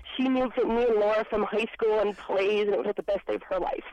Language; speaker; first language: English; non-native, fluent; Polish